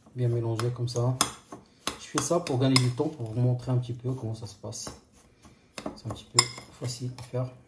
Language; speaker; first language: French; non-native, local second language; Arabic